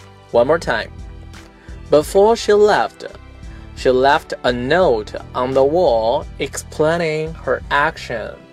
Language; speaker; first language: English; non-native, fluent; Chinese